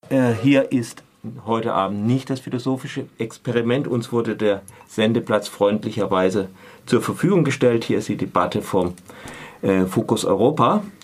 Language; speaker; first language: German; native; German